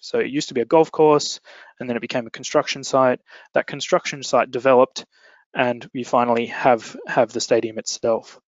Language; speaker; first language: English; native; English